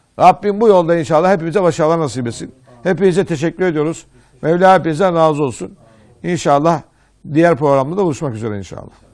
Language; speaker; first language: Turkish; native; Turkish